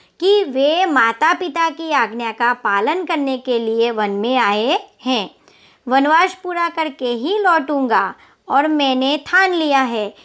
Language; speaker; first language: Hindi; non-native, local second language; Gujarati